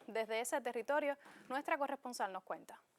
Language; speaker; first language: Spanish; native; Spanish